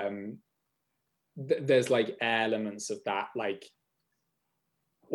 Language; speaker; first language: English; native; English